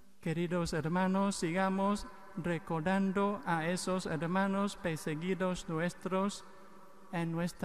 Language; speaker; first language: Spanish; non-native, fluent; Vietnamese